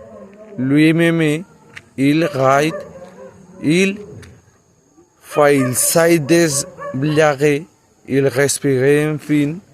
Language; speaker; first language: French; non-native, learner; Spanish